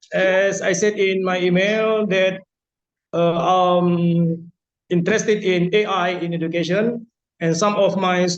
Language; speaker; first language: English; non-native, fluent; Indonesian